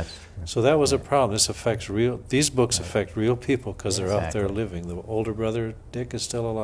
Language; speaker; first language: English; native; English